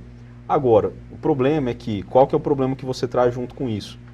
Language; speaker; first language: Portuguese; native; Portuguese